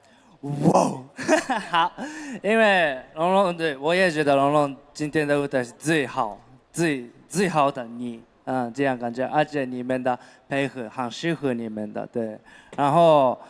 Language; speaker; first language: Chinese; non-native, learner; Japanese